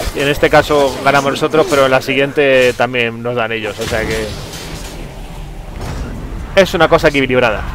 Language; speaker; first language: Spanish; native; Spanish